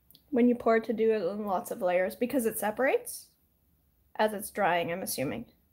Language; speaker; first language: English; native; English